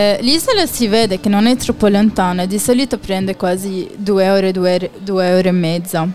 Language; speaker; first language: Italian; non-native, fluent; Arabic